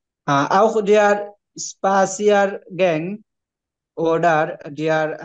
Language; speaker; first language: German; non-native, learner; Bangla